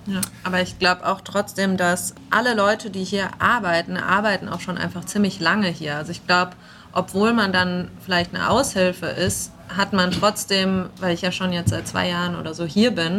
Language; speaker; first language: German; native; German